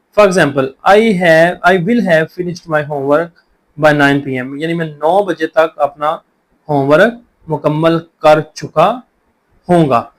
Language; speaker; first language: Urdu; non-native, local second language; Punjabi